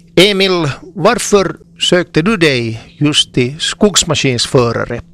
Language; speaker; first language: Swedish; native; Swedish